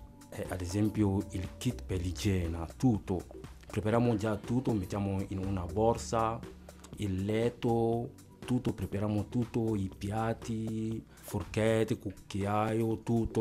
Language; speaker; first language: Italian; non-native, fluent; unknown